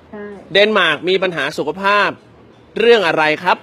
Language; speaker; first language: Thai; native; Thai